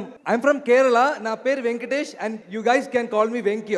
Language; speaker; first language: Telugu; non-native, learner; Malayalam